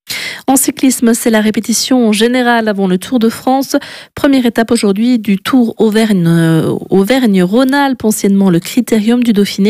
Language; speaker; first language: French; native; French